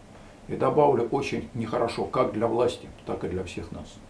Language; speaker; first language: Russian; native; Russian